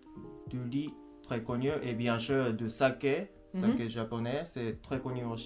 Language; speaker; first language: French; non-native, learner; Japanese